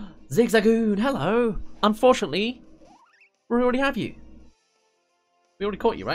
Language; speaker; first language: English; native; English